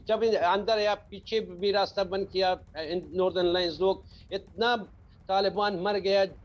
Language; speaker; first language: Hindi; non-native, learner; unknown